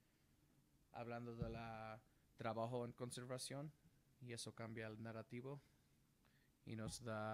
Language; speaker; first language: Spanish; non-native, learner; English